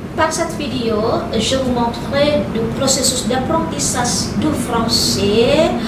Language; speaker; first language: French; non-native, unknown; Indonesian